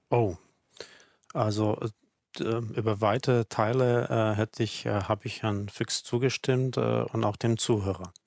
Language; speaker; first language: German; non-native, fluent; Czech